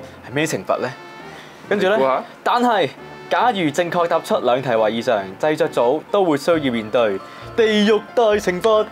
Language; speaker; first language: Chinese; native; Chinese